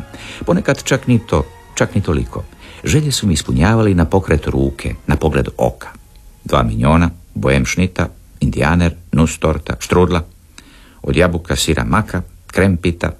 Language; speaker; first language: Serbian; native; Serbian